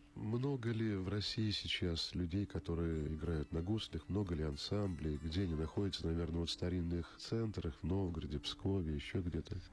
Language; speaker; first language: Russian; native; Russian